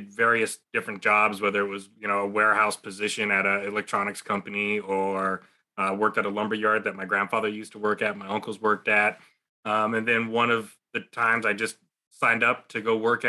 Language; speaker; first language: English; native; English